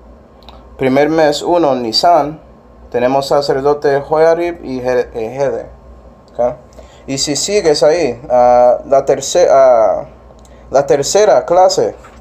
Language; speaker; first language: Spanish; non-native, fluent; English